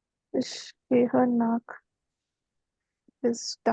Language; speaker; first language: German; non-native, learner; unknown